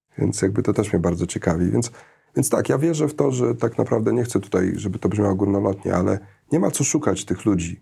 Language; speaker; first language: Polish; early bilingual, heritage; Polish